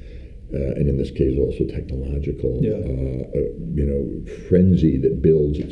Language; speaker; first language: English; native; English